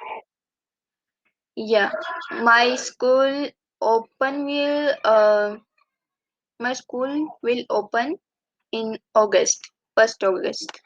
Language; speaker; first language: English; non-native, learner; Urdu